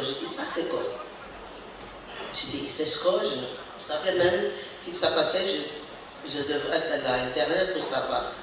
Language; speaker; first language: French; non-native, learner; Portuguese